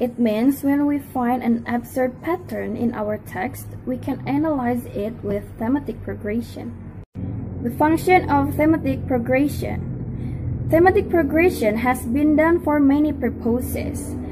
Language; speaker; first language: English; non-native, fluent; Indonesian